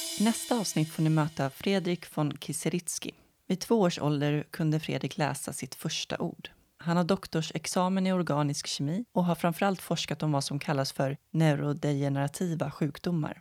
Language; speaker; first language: Swedish; non-native, fluent; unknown